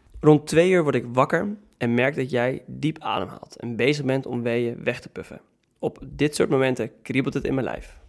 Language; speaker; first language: Dutch; native; Dutch